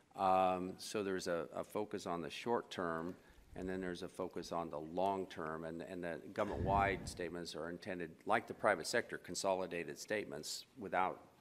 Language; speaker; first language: English; native; English